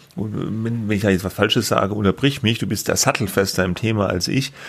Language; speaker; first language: German; native; German